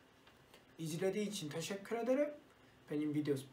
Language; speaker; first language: Turkish; non-native, learner; Korean